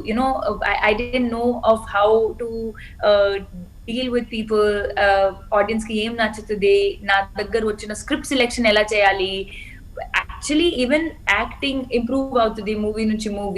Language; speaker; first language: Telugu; non-native, local second language; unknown